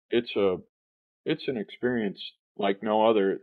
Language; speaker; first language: English; native; English